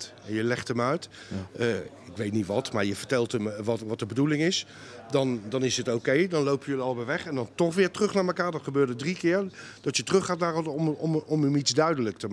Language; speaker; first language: Dutch; native; Dutch